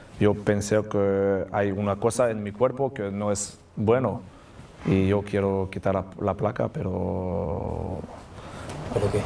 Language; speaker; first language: Spanish; non-native, learner; French